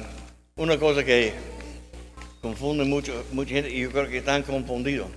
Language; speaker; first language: Spanish; non-native, learner; English